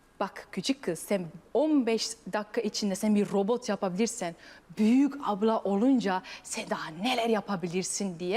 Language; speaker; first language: Turkish; early bilingual, heritage; Turkish